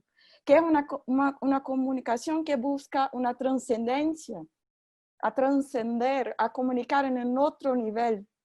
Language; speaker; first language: Spanish; non-native, fluent; Portuguese